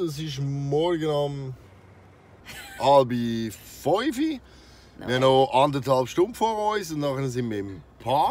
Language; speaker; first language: German; native; German